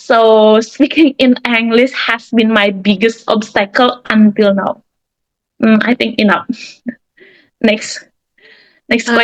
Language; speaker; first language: English; non-native, learner; Indonesian